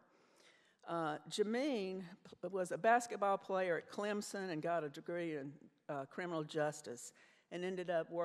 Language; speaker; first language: English; native; English